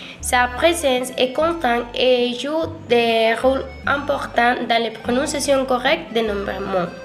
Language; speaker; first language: French; non-native, learner; Spanish